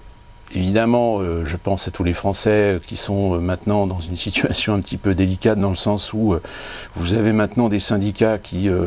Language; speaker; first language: French; native; French